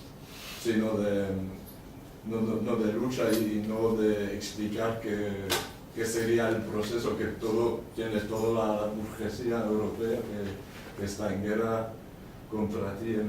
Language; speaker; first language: Spanish; non-native, learner; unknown